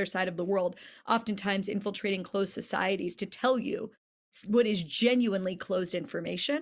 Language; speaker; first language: English; native; English